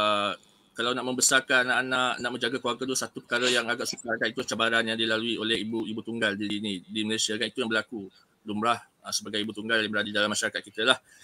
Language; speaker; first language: Malay; native; Malay